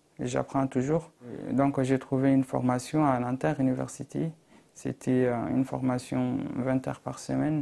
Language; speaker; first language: French; non-native, local second language; Arabic